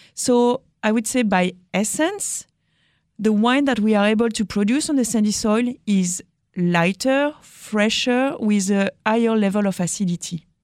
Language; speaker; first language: English; non-native, fluent; French